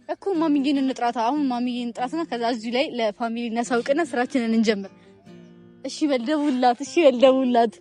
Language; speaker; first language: Amharic; native; Amharic